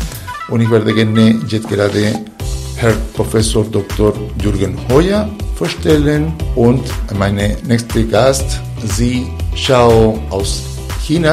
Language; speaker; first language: German; non-native, fluent; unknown